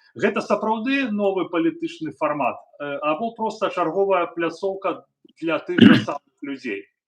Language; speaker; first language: Belarusian; native; Belarusian